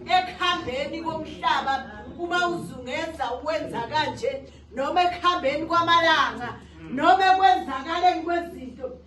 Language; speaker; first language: Zulu; native; Zulu